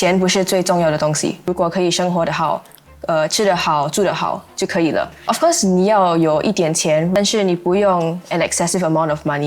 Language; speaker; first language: Chinese; non-native, local second language; English